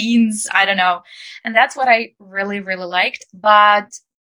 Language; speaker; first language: English; non-native, fluent; Ukrainian